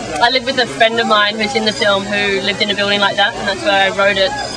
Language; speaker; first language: English; native; English